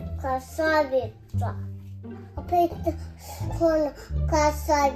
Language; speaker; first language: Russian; non-native, local second language; Kazakh